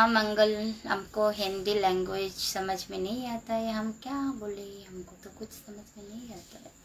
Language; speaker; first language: Hindi; non-native, local second language; Bangla